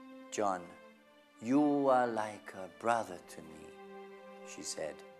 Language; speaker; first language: English; native; English